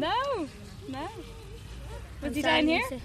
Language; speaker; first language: English; native; English